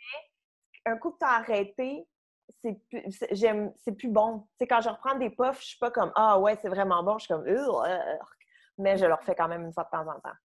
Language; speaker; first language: French; native; French